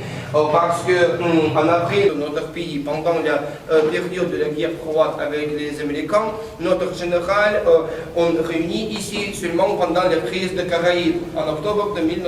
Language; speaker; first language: French; non-native, learner; Russian